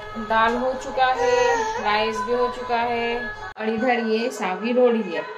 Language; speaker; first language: Hindi; non-native, local second language; Bangla